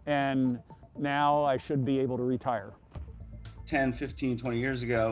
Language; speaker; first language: English; native; English